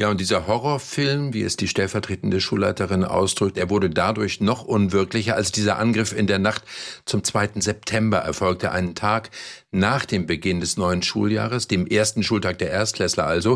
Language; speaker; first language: German; native; German